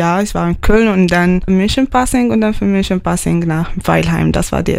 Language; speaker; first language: German; non-native, learner; Arabic